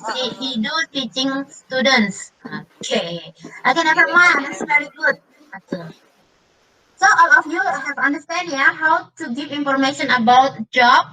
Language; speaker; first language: English; non-native, learner; Indonesian